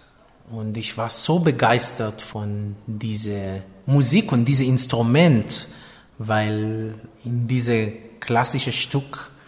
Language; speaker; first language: German; non-native, fluent; Hebrew